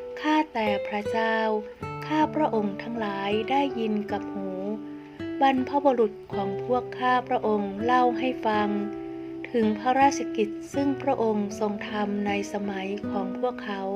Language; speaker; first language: Thai; native; Thai